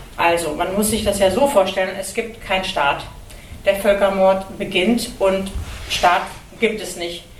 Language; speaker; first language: German; early bilingual, other home language; Kurdish